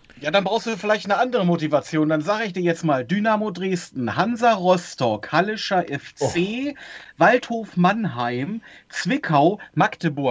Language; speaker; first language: German; native; German